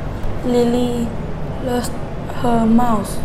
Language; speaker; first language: English; non-native, learner; Vietnamese